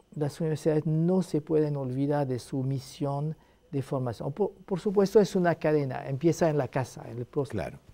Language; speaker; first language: Spanish; non-native, fluent; Arabic